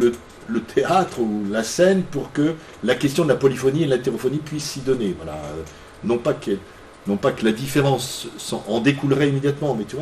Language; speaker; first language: French; native; French